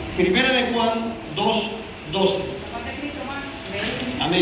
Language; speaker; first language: Spanish; native; Spanish